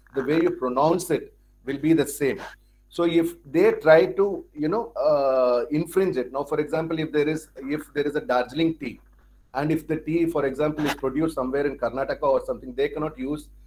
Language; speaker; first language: English; non-native, local second language; Tamil